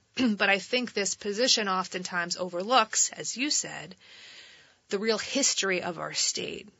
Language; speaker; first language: English; native; English